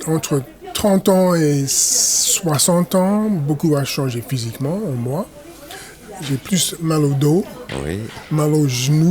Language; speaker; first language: French; non-native, fluent; English